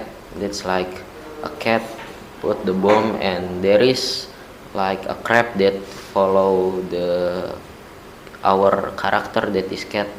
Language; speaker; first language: English; non-native, learner; Indonesian